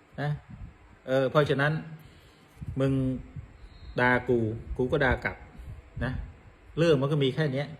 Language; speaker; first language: Thai; non-native, fluent; Khmer